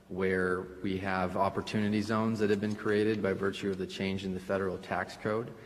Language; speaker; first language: English; early bilingual, other home language; Spanish